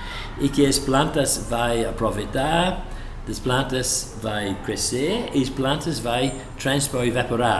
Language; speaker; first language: Portuguese; non-native, fluent; English